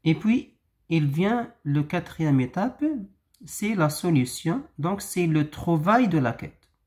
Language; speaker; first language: French; non-native, local second language; Arabic